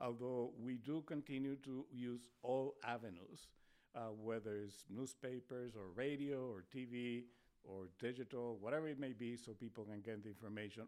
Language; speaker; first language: English; non-native, fluent; Spanish